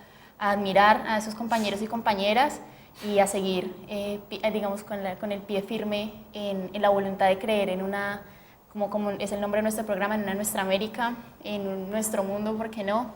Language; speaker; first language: Spanish; native; Spanish